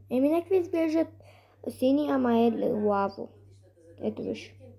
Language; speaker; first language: Bulgarian; early bilingual, heritage; Bulgarian